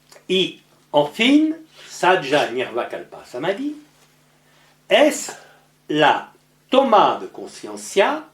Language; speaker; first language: Spanish; non-native, learner; French